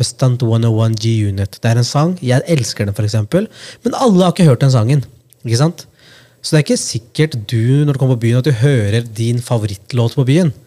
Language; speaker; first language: Norwegian; early bilingual, other home language; Punjabi